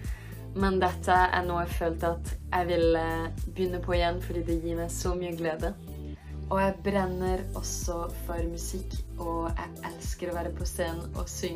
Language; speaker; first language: Norwegian; early bilingual, heritage; French